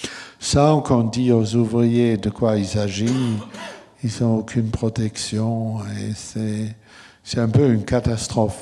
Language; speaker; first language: French; non-native, fluent; German